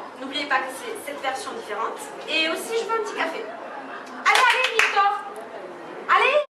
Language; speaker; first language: French; non-native, learner; Spanish